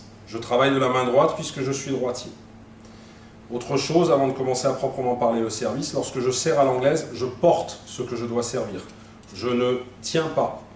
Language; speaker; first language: French; native; French